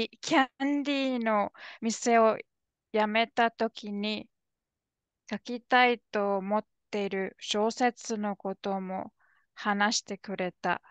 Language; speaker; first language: Japanese; non-native, learner; English